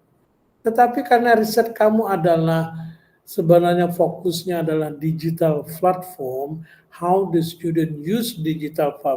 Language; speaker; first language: Indonesian; native; Indonesian